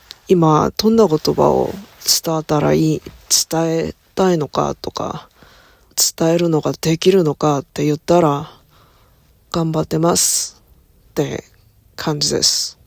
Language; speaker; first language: Japanese; non-native, learner; Korean